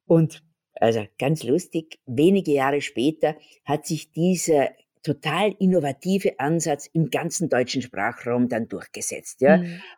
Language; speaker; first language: German; native; German